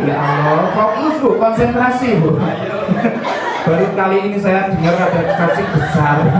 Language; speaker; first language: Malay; non-native, local second language; Javanese